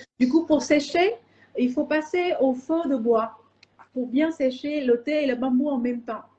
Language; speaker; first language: French; non-native, fluent; Vietnamese